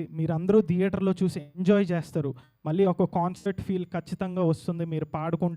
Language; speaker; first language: Telugu; native; Telugu